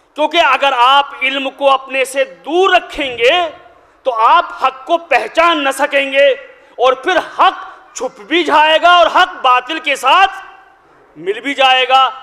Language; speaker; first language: Urdu; native; Urdu